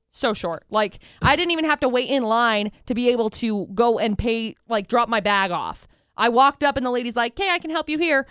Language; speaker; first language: English; native; English